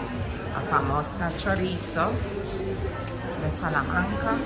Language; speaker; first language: Spanish; non-native, learner; English